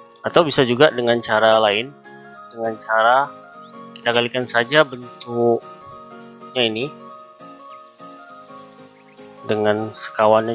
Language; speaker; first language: Indonesian; native; Indonesian